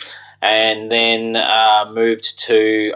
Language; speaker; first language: English; native; English